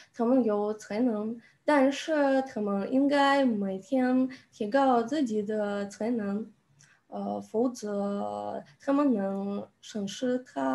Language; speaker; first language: Chinese; non-native, learner; Russian